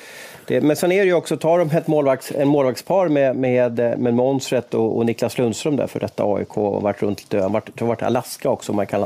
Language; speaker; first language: Swedish; native; Swedish